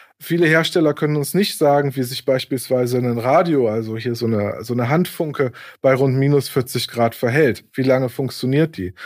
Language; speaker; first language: German; native; German